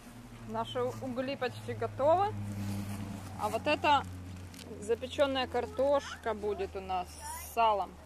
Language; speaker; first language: Russian; non-native, local second language; Ukrainian